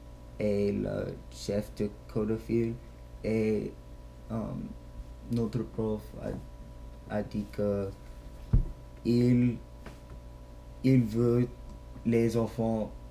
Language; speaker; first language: French; non-native, learner; English